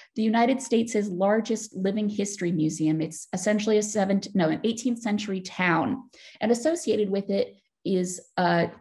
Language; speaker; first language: English; native; English